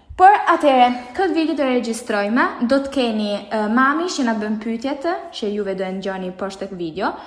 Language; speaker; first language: Albanian; early bilingual, heritage; Albanian